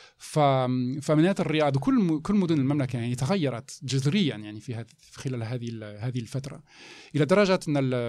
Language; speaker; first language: Arabic; non-native, fluent; French